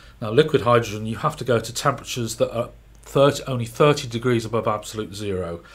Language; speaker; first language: English; native; English